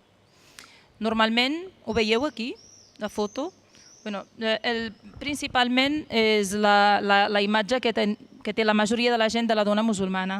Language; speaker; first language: Catalan; non-native, fluent; Arabic